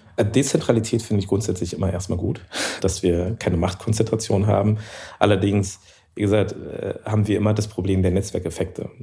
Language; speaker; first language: German; early bilingual, other home language; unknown